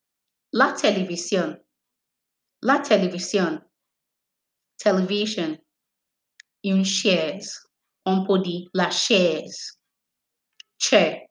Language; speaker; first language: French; non-native, fluent; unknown